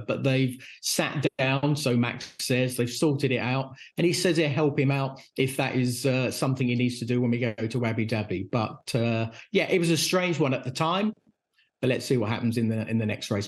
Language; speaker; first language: English; native; English